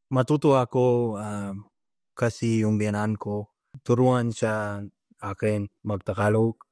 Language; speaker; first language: Filipino; non-native, learner; English